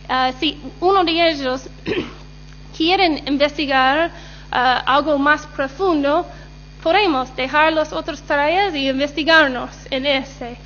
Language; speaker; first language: Spanish; non-native, learner; English